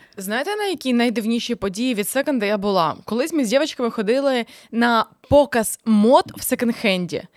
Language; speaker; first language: Ukrainian; native; Ukrainian